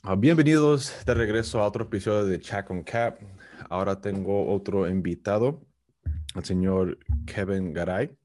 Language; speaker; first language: Spanish; early bilingual, heritage; Spanish